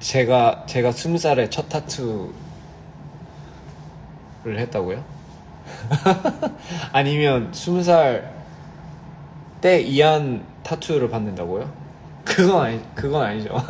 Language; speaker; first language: Korean; early bilingual, heritage; Korean